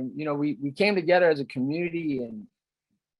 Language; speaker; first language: English; native; English